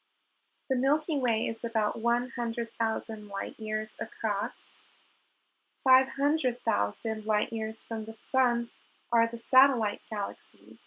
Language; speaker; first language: English; native; English